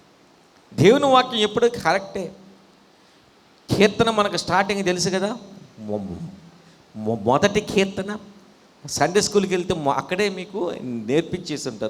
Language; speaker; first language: Telugu; native; Telugu